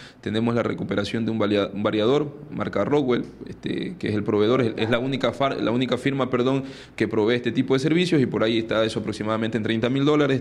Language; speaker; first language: Spanish; native; Spanish